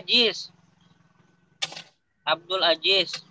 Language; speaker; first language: Indonesian; native; Indonesian